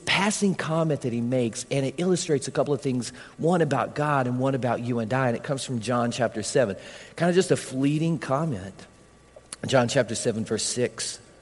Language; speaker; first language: English; native; English